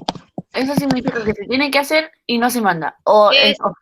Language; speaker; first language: Spanish; native; Spanish